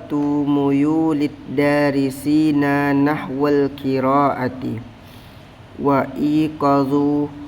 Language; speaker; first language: Arabic; non-native, learner; Indonesian